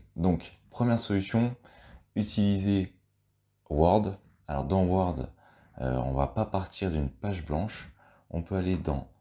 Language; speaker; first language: French; native; French